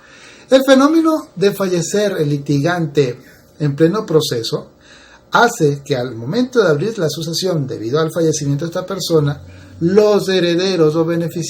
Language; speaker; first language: Spanish; native; Spanish